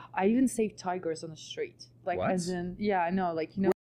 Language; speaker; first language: English; non-native, fluent; Latvian